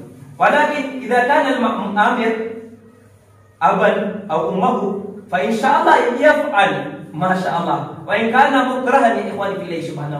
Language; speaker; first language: Arabic; non-native, learner; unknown